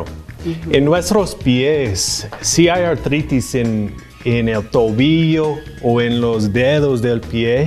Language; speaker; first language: Spanish; non-native, fluent; English